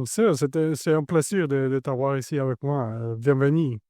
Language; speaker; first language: French; non-native, fluent; Spanish